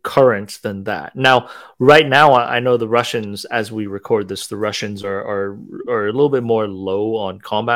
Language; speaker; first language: English; non-native, local second language; Cantonese